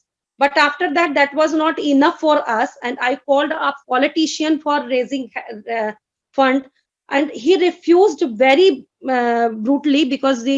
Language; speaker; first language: English; non-native, fluent; Hindi